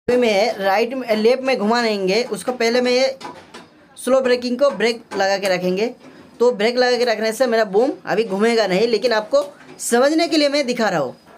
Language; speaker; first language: Hindi; non-native, local second language; Bangla